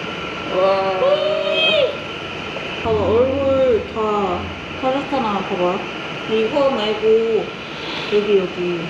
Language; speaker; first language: Korean; non-native, learner; Thai